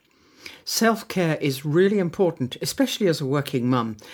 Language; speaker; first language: English; native; English